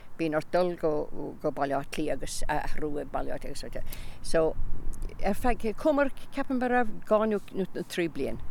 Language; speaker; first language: Irish; non-native, local second language; English